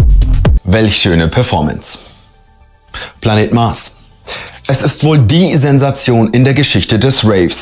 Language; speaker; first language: German; native; German